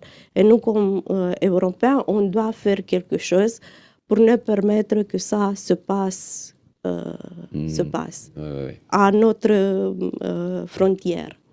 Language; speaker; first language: French; non-native, fluent; Romanian